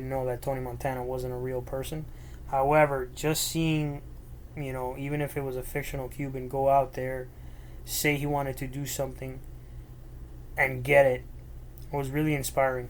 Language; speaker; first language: English; early bilingual, other home language; Spanish